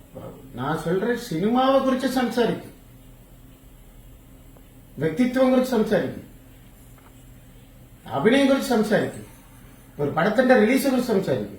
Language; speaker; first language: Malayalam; non-native, fluent; Tamil